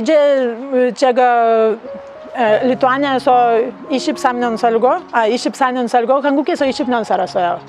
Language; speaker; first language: Korean; non-native, learner; Lithuanian